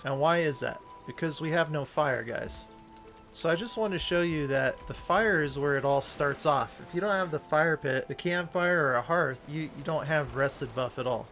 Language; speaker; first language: English; native; English